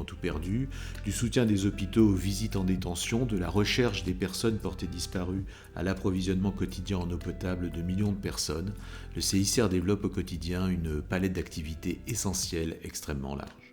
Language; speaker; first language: French; native; French